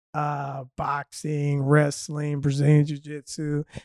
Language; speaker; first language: English; native; English